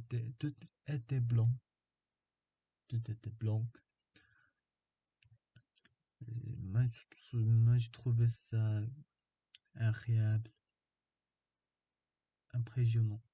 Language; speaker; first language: French; non-native, fluent; Korean